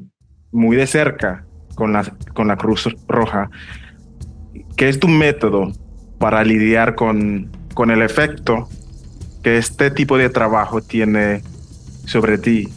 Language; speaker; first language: Spanish; non-native, fluent; English